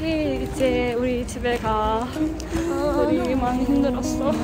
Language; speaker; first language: Korean; non-native, learner; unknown